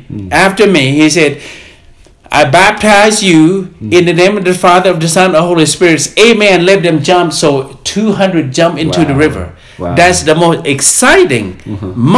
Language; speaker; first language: English; non-native, fluent; Lao